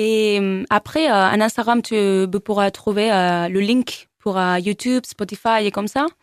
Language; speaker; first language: French; non-native, learner; Spanish